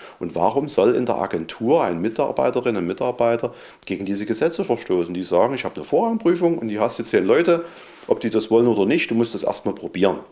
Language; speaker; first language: German; native; German